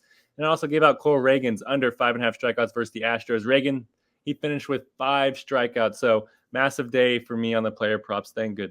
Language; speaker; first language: English; native; English